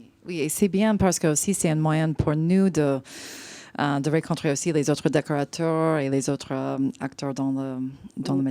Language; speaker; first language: French; non-native, fluent; English